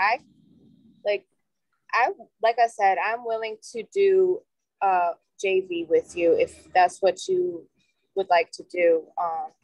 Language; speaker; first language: English; native; English